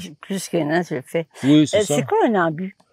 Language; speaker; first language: French; native; French